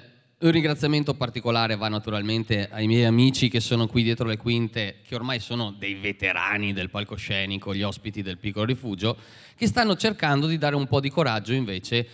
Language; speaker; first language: Italian; native; Italian